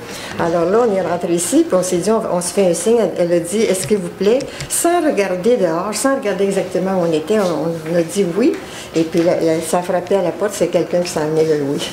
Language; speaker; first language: French; native; French